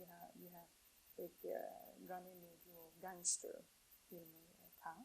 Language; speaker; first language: Hindi; non-native, fluent; Finnish